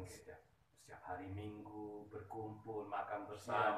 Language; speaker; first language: Indonesian; early bilingual, heritage; Dutch